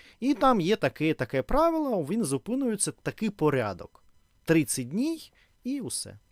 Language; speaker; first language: Ukrainian; non-native, learner; Russian